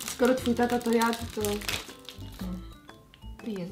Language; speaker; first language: Polish; non-native, learner; Korean